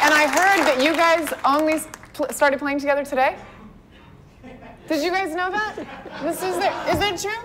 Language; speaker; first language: English; early bilingual, other home language; Persian